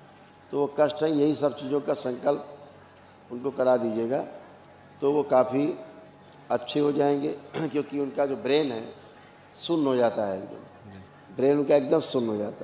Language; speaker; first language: Hindi; native; Hindi